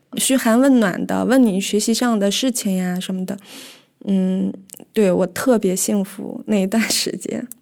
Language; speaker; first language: Chinese; native; Chinese